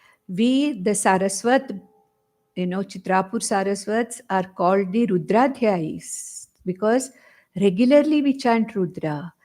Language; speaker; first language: English; non-native, local second language; Konkani